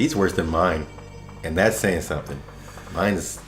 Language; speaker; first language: English; native; English